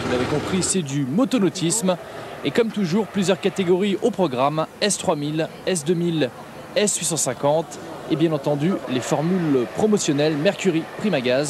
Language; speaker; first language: French; native; French